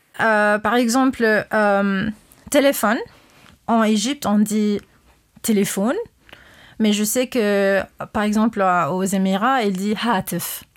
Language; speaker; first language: French; non-native, fluent; English